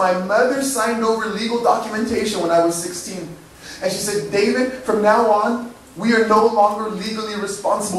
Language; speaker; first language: English; early bilingual, other home language; Spanish